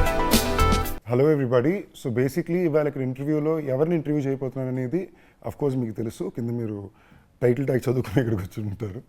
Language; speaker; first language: Telugu; native; Telugu